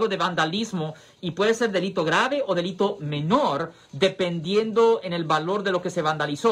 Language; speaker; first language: Spanish; early bilingual, heritage; Spanish